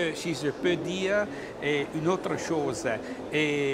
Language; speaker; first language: French; non-native, learner; Italian